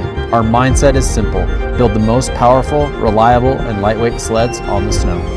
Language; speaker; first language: English; native; English